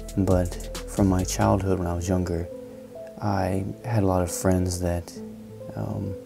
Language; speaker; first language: English; native; English